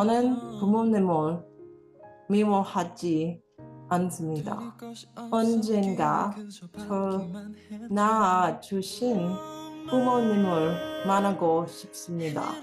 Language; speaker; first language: Korean; non-native, learner; English